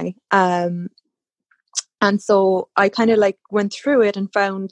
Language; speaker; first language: English; native; English